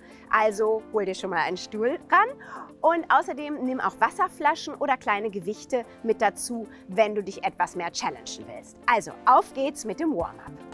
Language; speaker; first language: German; native; German